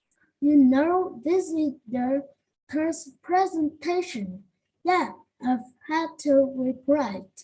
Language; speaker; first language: English; non-native, learner; Vietnamese